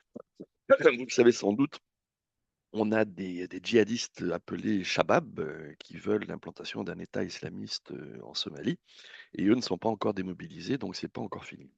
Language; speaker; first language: French; native; French